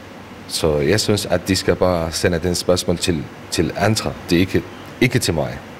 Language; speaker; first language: Danish; non-native, learner; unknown